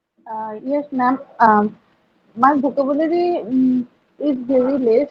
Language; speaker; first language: English; non-native, learner; Bangla